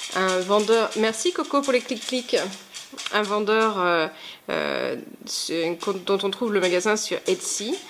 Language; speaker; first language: French; native; French